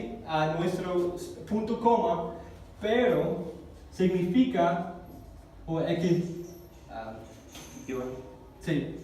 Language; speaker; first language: Spanish; non-native, fluent; English